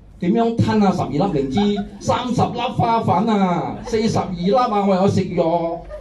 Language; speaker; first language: Chinese; non-native, local second language; Hakka Chinese